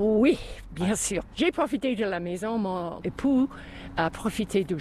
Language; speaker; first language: French; non-native, fluent; English